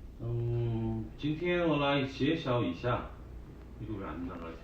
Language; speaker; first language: Chinese; non-native, learner; Korean